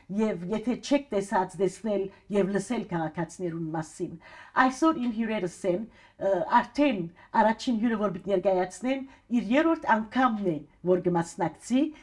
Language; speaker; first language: Armenian; early bilingual, heritage; Armenian